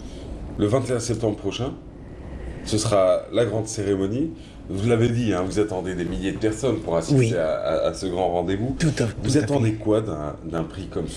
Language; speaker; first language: French; non-native, local second language; Arabic